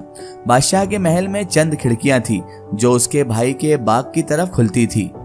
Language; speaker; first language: Hindi; native; Hindi